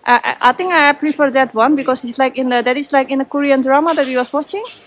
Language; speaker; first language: English; non-native, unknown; Indonesian